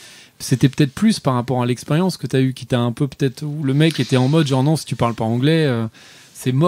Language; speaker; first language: French; native; French